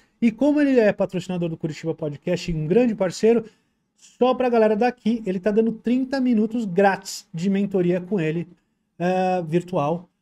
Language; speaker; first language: Portuguese; native; Portuguese